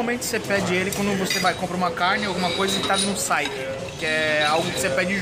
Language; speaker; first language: Portuguese; native; Portuguese